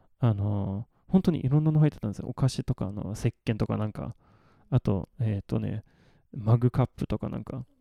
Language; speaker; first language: Japanese; non-native, fluent; Swedish